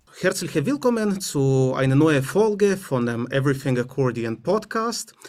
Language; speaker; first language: German; non-native, learner; Romanian